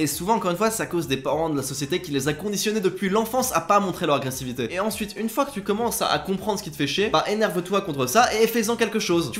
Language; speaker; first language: French; native; French